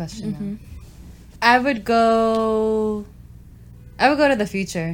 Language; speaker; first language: English; native; English